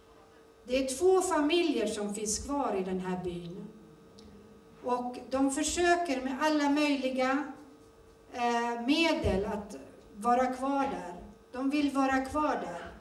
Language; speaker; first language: Swedish; early bilingual, other home language; Turoyo